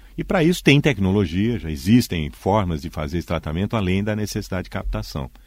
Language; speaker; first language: Portuguese; native; Portuguese